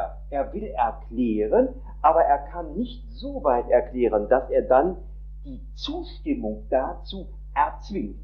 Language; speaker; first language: German; non-native, fluent; Italian